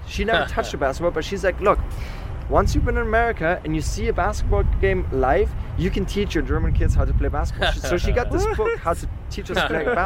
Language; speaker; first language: English; non-native, fluent; German